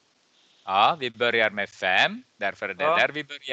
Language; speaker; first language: Swedish; non-native, fluent; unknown